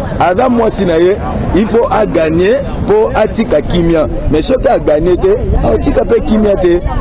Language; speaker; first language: Lingala; non-native, local second language; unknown